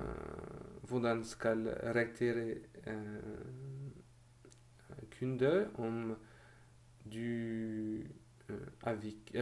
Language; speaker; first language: Norwegian; non-native, learner; French